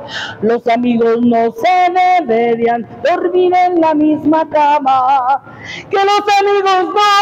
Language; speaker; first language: Spanish; native; Spanish